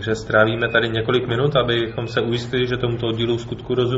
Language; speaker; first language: Czech; native; Czech